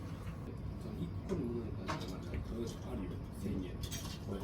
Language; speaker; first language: Japanese; native; Japanese